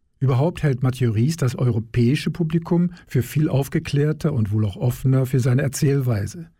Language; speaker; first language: German; native; German